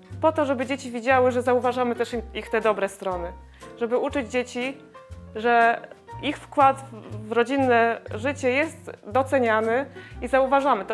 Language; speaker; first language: Polish; native; Polish